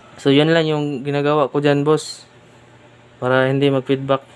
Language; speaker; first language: Filipino; non-native, local second language; Cebuano